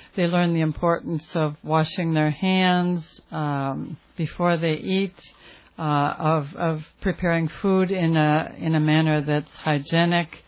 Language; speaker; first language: English; native; English